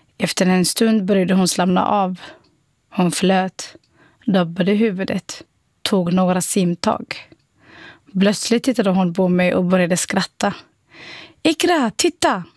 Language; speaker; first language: Swedish; non-native, fluent; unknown